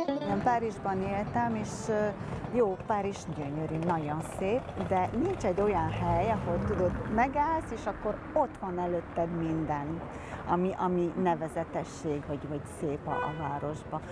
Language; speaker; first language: Hungarian; non-native, fluent; Bulgarian